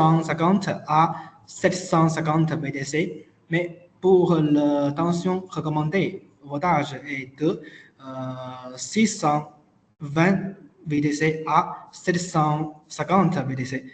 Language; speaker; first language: French; non-native, learner; Chinese